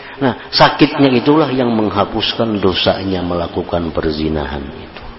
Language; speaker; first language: Indonesian; non-native, local second language; Banjar